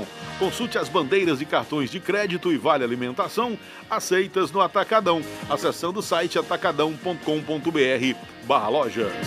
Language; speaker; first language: Portuguese; native; Portuguese